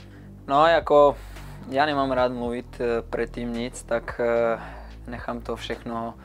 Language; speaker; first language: Czech; non-native, fluent; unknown